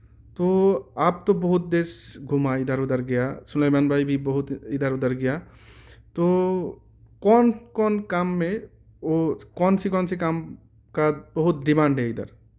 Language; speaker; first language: Hindi; non-native, learner; Bangla